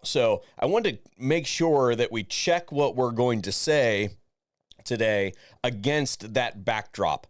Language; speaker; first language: English; native; English